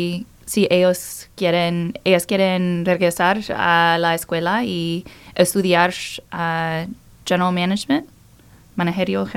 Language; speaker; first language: Spanish; non-native, learner; English